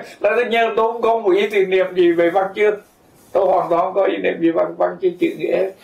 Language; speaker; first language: Vietnamese; native; Vietnamese